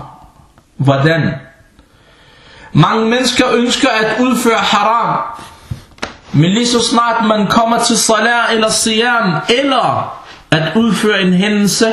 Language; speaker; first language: Danish; non-native, fluent; Arabic